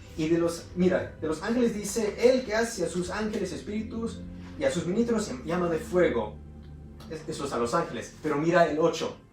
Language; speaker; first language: Spanish; early bilingual, heritage; Spanish